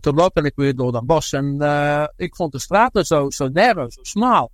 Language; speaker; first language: Dutch; early bilingual, heritage; Dutch